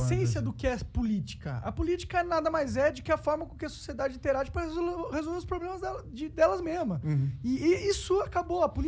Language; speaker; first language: Portuguese; native; Portuguese